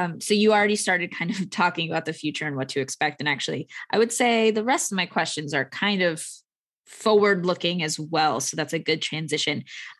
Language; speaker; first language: English; native; English